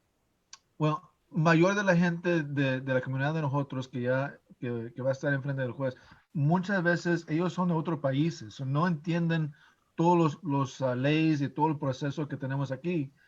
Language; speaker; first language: Spanish; non-native, fluent; English